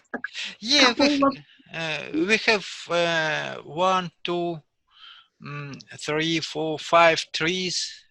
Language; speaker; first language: English; non-native, learner; Russian